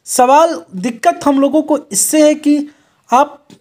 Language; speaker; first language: Hindi; native; Hindi